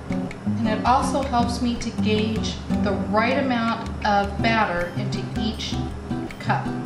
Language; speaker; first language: English; native; English